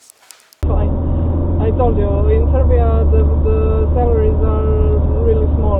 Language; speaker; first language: English; non-native, fluent; Croatian